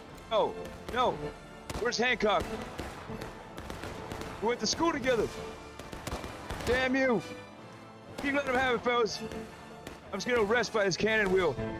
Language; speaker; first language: English; native; English